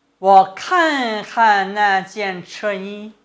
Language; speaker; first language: Chinese; non-native, fluent; Thai